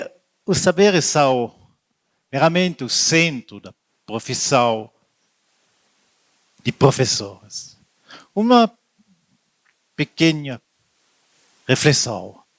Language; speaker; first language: Portuguese; non-native, learner; French